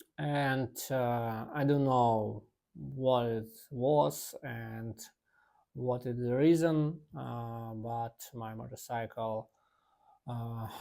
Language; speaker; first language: English; non-native, learner; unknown